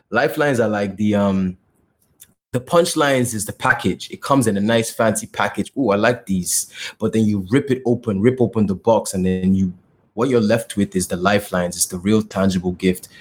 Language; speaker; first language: English; non-native, local second language; Yoruba